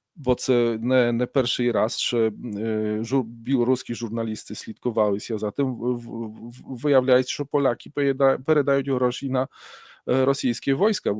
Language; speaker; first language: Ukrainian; non-native, fluent; Polish